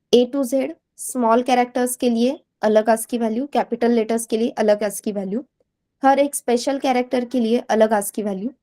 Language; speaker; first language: Hindi; non-native, local second language; Marathi